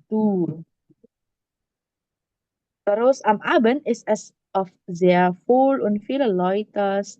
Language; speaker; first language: German; non-native, fluent; Indonesian